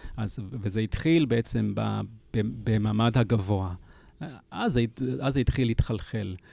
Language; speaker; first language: Hebrew; non-native, fluent; English